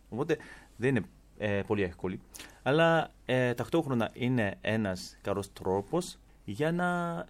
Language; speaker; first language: Greek; non-native, fluent; Japanese